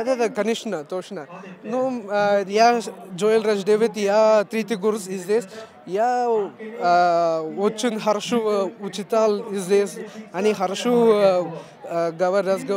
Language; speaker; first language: Russian; non-native, learner; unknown